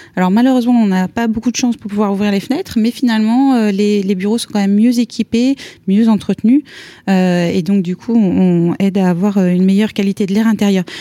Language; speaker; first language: French; native; French